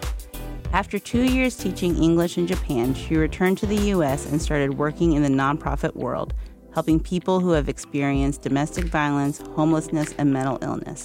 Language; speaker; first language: English; early bilingual, other home language; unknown